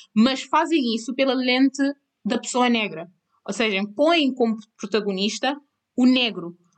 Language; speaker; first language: Portuguese; non-native, local second language; Kabuverdianu